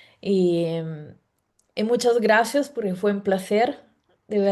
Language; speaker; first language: Spanish; non-native, fluent; Italian